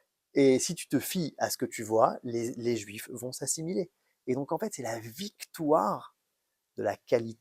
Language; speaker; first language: French; native; French